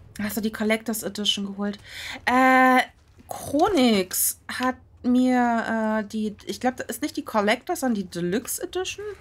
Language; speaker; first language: German; native; German